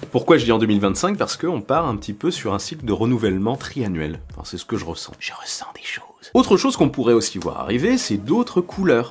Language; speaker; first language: French; native; French